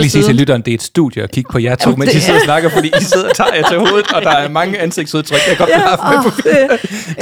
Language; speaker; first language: Danish; native; Danish